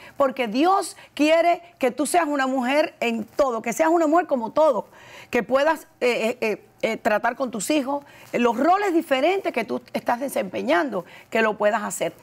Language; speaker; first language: Spanish; native; Spanish